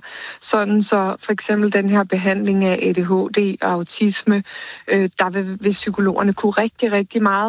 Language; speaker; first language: Danish; native; Danish